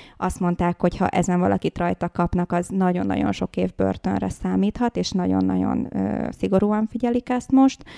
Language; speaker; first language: Hungarian; native; Hungarian